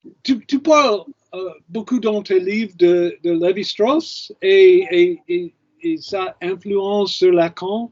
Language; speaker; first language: French; non-native, fluent; English